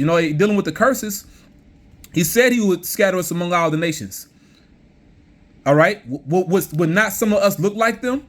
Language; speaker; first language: English; native; English